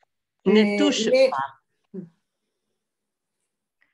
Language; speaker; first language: French; non-native, learner; Spanish